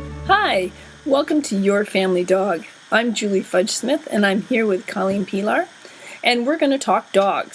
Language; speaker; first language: English; native; English